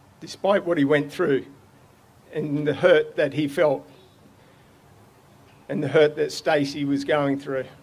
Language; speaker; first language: English; native; English